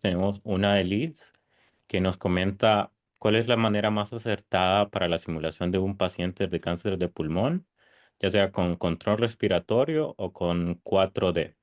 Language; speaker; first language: Spanish; native; Spanish